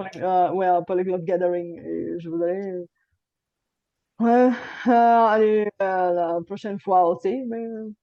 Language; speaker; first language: French; non-native, fluent; Bulgarian